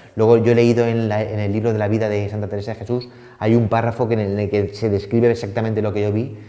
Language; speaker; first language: Spanish; native; Spanish